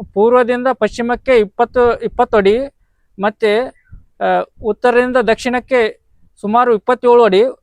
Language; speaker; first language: Kannada; native; Kannada